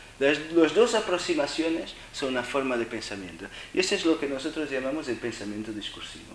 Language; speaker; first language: Spanish; non-native, fluent; Portuguese